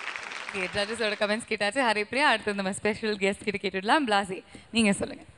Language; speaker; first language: Tamil; native; Tamil